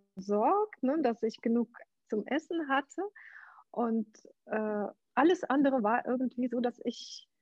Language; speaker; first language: German; non-native, fluent; Ukrainian